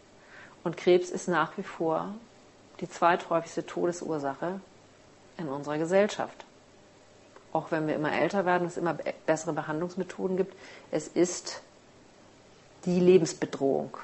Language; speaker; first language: German; native; German